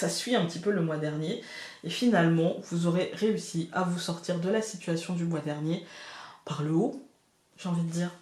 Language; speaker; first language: French; native; French